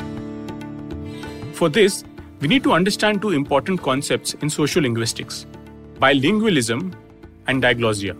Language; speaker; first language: English; non-native, local second language; Hindi